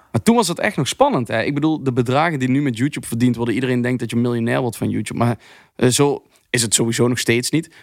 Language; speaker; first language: Dutch; native; Dutch